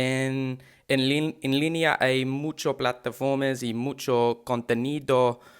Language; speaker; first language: Spanish; non-native, learner; English